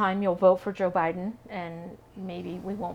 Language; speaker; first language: English; native; English